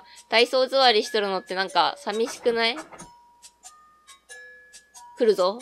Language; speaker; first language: Japanese; native; Japanese